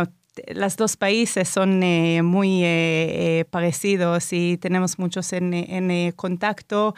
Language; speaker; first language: Spanish; non-native, fluent; Hebrew